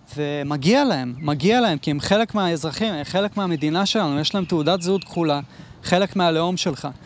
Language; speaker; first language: Hebrew; native; Hebrew